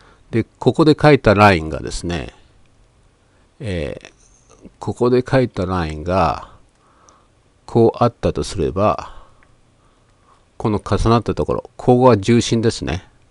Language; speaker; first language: Japanese; native; Japanese